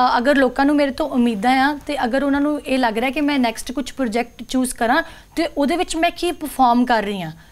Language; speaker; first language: Punjabi; native; Punjabi